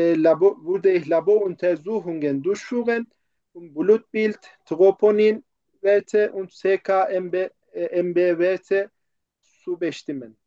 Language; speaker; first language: German; non-native, fluent; Turkish